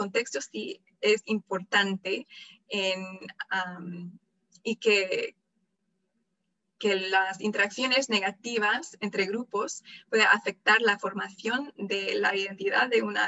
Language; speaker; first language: Spanish; non-native, fluent; English